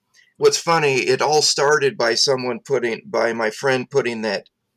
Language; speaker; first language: English; native; English